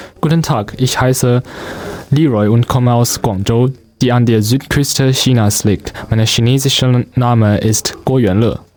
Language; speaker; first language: German; non-native, learner; Chinese